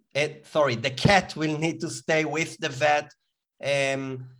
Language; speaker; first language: English; non-native, fluent; Hebrew